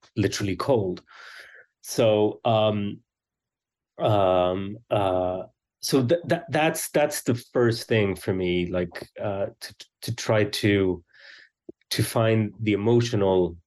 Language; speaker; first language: English; early bilingual, other home language; Swedish